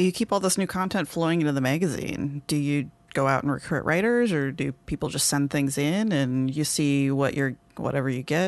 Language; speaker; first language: English; native; English